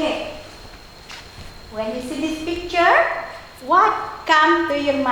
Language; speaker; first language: English; non-native, learner; Indonesian